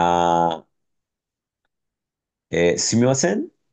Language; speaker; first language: Japanese; non-native, learner; Spanish